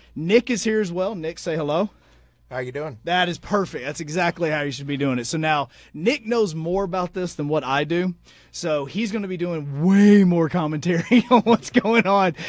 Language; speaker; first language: English; native; English